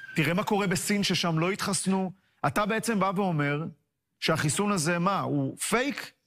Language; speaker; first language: Hebrew; native; Hebrew